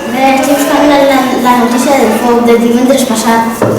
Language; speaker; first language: Catalan; non-native, local second language; Spanish